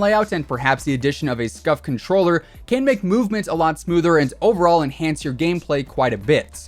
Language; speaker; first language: English; native; English